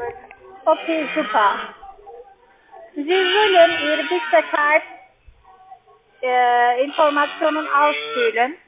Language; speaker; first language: German; non-native, learner; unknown